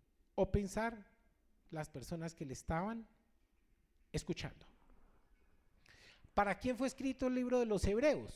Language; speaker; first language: Spanish; native; Spanish